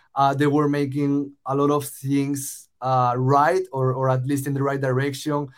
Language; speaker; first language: English; non-native, fluent; Spanish